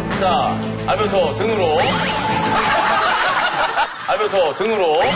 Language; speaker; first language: Korean; native; Korean